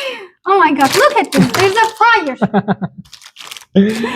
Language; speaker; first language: English; non-native, learner; Turkish